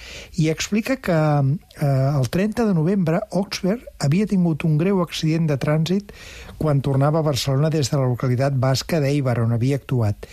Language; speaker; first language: Catalan; native; Catalan